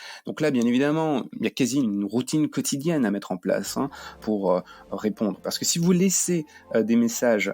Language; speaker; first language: French; native; French